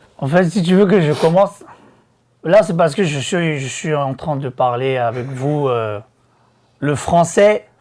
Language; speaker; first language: French; non-native, local second language; Korean